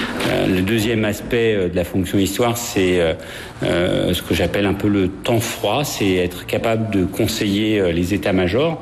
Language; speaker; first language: French; native; French